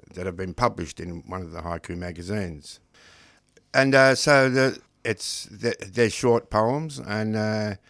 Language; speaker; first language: English; non-native, local second language; Ukrainian